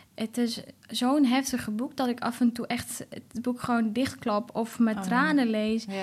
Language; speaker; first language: Dutch; early bilingual, other home language; Arabic